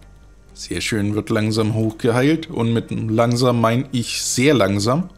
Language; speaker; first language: German; native; German